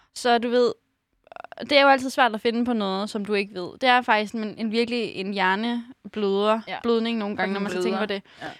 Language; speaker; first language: Danish; native; Danish